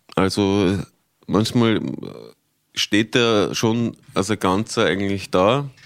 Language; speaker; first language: German; native; German